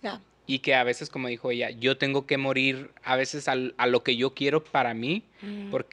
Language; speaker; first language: Spanish; early bilingual, heritage; English